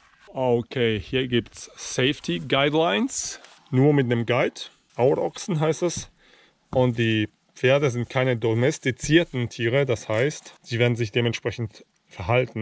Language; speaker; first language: German; native; German